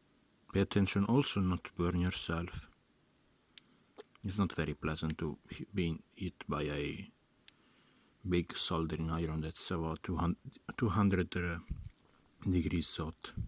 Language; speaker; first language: English; non-native, fluent; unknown